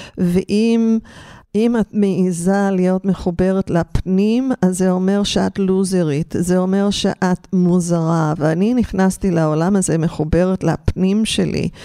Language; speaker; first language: Hebrew; non-native, fluent; English